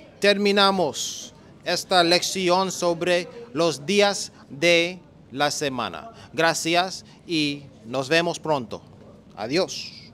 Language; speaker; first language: Spanish; non-native, learner; English